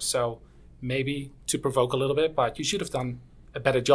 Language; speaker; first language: English; non-native, fluent; Dutch